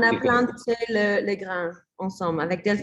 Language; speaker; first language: French; non-native, learner; English